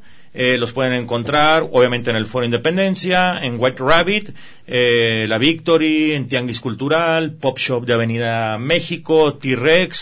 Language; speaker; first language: Spanish; native; Spanish